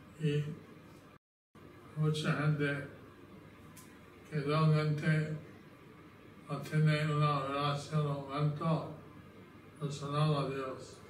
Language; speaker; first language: Spanish; non-native, learner; English